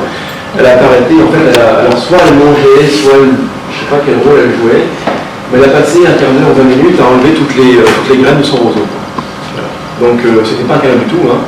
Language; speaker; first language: French; native; French